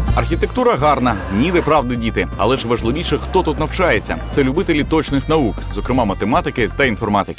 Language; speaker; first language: Ukrainian; native; Ukrainian